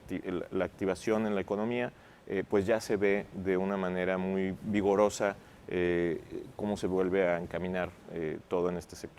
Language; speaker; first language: Spanish; native; Spanish